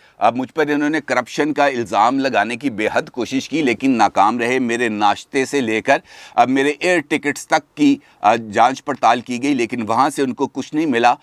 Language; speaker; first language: Urdu; native; Urdu